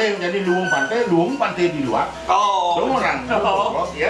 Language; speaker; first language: Indonesian; non-native, local second language; Balinese